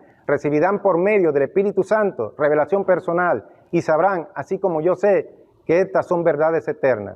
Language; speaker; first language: Spanish; native; Spanish